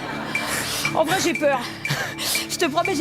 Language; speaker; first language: French; native; French